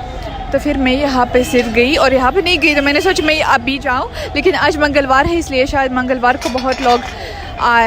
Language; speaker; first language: Hindi; non-native, fluent; Russian